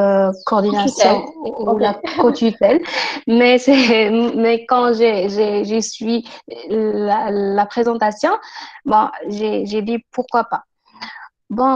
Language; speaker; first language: French; non-native, local second language; Arabic